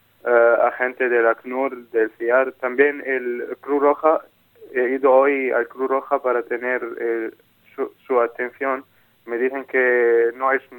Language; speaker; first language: Spanish; non-native, learner; Arabic